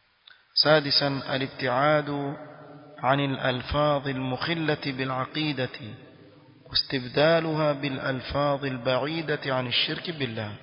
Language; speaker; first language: Arabic; non-native, fluent; Swahili